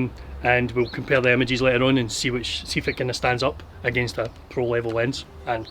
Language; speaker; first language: English; native; English